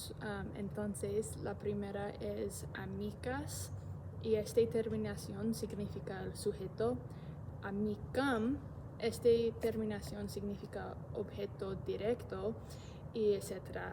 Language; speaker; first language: Spanish; non-native, learner; English